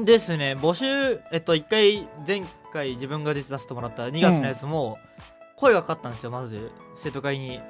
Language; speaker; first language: Japanese; native; Japanese